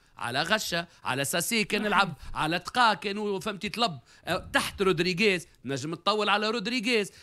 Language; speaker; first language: Arabic; native; Arabic